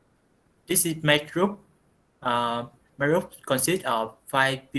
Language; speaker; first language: English; non-native, learner; Vietnamese